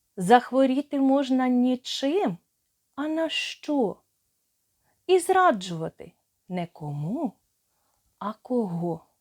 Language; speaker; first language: Ukrainian; native; Ukrainian